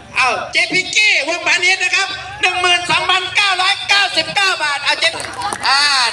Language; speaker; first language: Thai; native; Thai